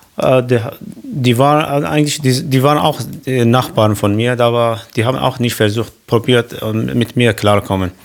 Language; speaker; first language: German; non-native, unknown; Arabic